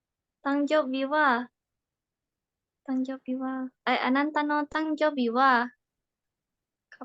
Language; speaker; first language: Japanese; non-native, learner; Indonesian